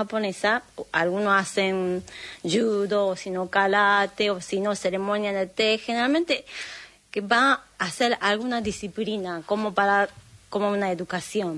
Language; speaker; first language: Spanish; non-native, fluent; Japanese